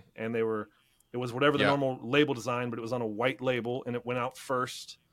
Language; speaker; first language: English; native; English